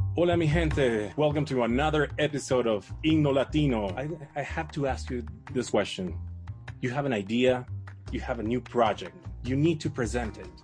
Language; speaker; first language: English; non-native, fluent; Spanish